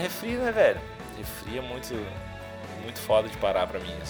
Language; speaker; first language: Portuguese; native; Portuguese